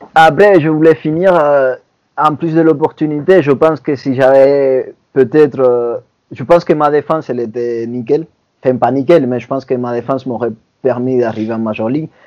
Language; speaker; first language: French; non-native, fluent; Spanish